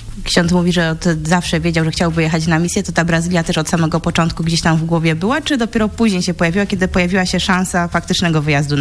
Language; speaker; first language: Polish; native; Polish